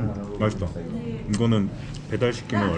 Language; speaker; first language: Korean; native; Korean